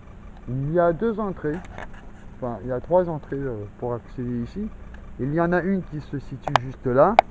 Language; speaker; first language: French; native; French